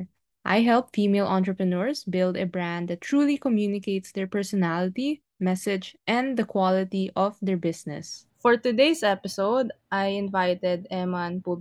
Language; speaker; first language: English; non-native, local second language; Filipino